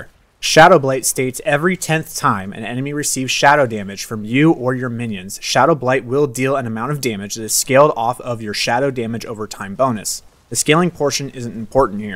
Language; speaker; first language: English; native; English